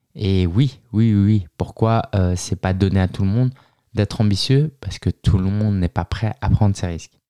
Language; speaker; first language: French; native; French